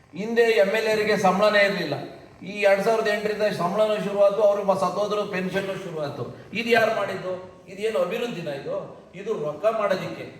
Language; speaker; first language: Kannada; native; Kannada